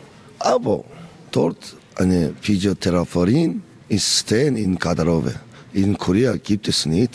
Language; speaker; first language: German; non-native, learner; Korean